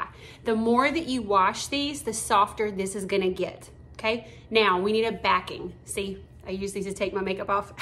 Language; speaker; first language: English; native; English